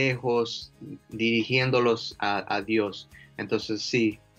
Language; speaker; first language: Spanish; early bilingual, heritage; Spanish